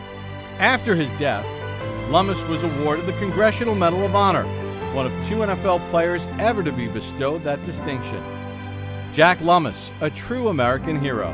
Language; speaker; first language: English; native; English